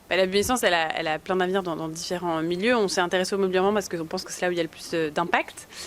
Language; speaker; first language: French; native; French